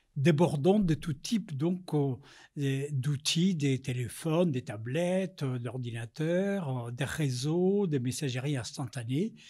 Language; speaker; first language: French; non-native, fluent; Spanish